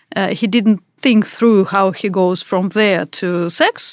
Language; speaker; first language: English; non-native, fluent; Russian